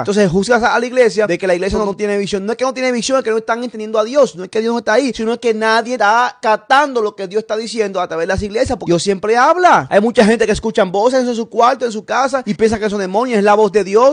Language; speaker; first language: Spanish; native; Spanish